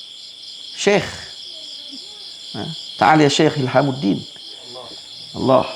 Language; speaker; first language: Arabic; non-native, fluent; Malay